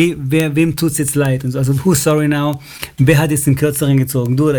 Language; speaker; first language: German; native; German